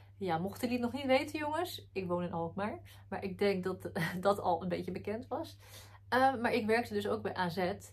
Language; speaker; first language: Dutch; early bilingual, other home language; Arabic